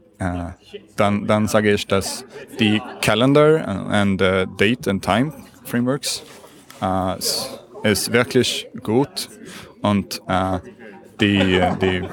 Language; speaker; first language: German; non-native, learner; Swedish